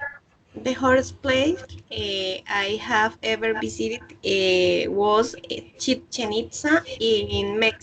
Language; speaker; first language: English; non-native, learner; Spanish